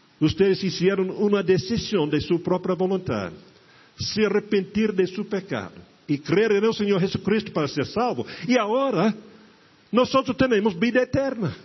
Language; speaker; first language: Portuguese; non-native, fluent; English